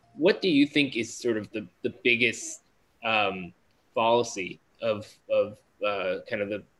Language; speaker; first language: English; native; English